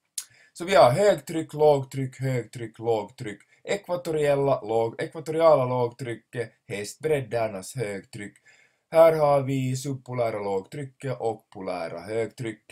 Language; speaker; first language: Swedish; native; Swedish